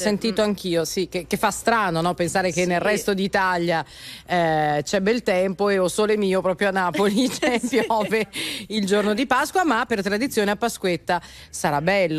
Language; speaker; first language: Italian; native; Italian